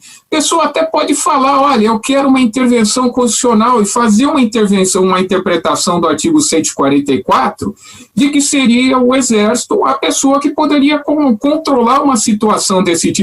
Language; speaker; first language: Portuguese; native; Portuguese